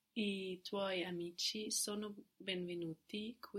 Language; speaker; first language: Italian; non-native, learner; English